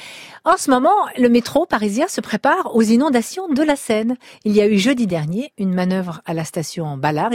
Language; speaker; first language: French; native; French